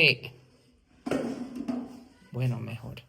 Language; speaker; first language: Spanish; early bilingual, heritage; English